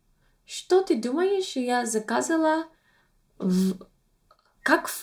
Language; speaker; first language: Russian; non-native, learner; English